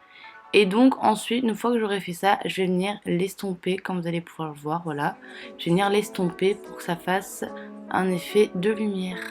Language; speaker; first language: French; native; French